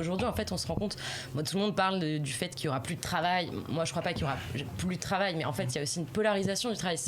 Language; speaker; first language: French; native; French